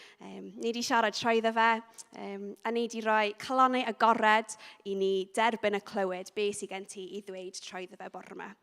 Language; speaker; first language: Welsh; non-native, local second language; English